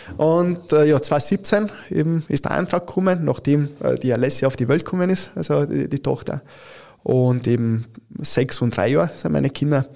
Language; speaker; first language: German; early bilingual, other home language; Italian